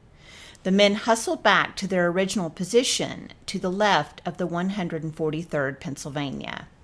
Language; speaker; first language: English; native; English